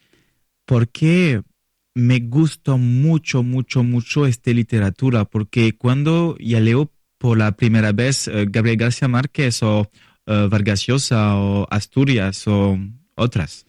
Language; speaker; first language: Spanish; non-native, learner; French